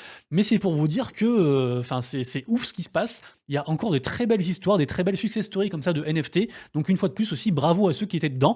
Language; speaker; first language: French; native; French